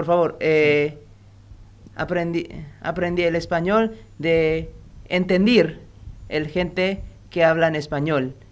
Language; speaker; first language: Spanish; non-native, learner; Indonesian